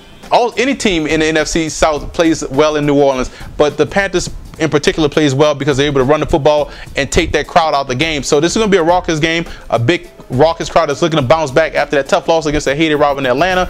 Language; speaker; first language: English; native; English